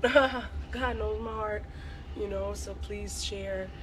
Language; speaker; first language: English; early bilingual, other home language; Spanish